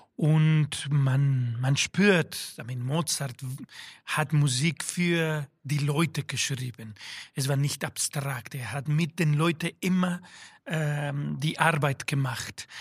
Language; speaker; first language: German; non-native, fluent; Spanish